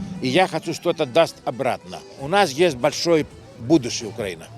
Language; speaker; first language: Russian; non-native, learner; Greek